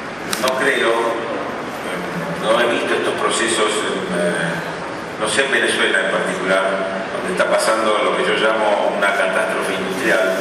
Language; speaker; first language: Spanish; native; Spanish